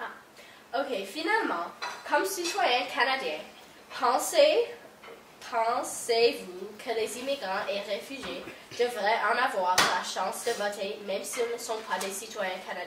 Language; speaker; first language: French; non-native, learner; English